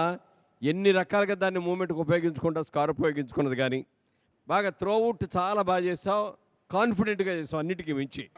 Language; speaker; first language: Telugu; native; Telugu